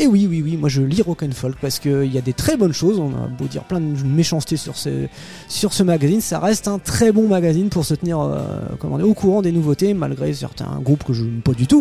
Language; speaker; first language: French; native; French